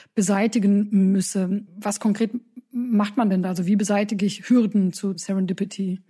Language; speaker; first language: German; native; German